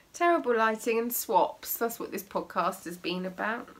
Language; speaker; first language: English; native; English